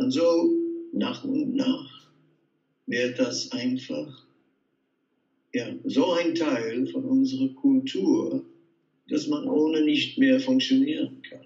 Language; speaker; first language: German; non-native, fluent; Dutch